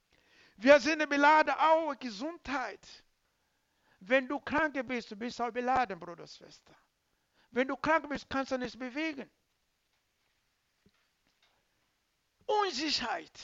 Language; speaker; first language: German; non-native, learner; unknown